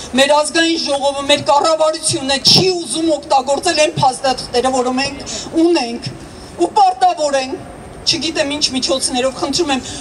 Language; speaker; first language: Armenian; native; Armenian